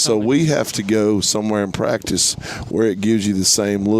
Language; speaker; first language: English; native; English